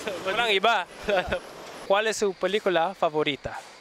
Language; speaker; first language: Spanish; non-native, learner; Filipino